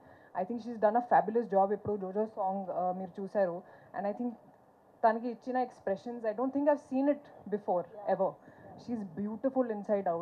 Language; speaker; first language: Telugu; non-native, fluent; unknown